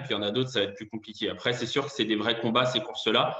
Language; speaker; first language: French; native; French